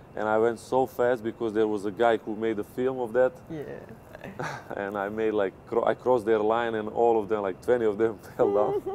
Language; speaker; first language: English; non-native, fluent; Serbian